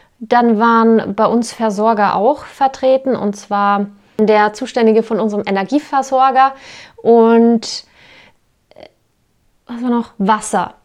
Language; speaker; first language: German; native; German